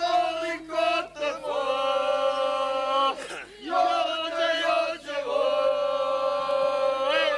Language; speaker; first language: Bosnian; native; Bosnian